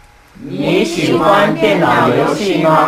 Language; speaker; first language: Chinese; non-native, learner; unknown